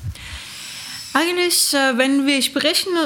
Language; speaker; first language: German; non-native, learner; Persian